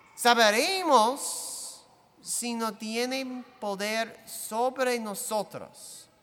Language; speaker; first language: Spanish; non-native, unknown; English